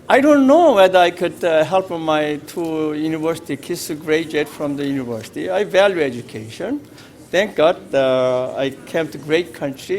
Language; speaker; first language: English; non-native, fluent; Korean